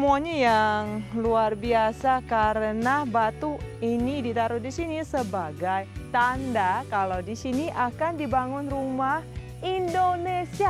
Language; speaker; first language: Indonesian; non-native, fluent; Russian